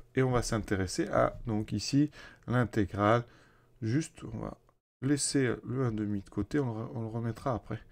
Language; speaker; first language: French; native; French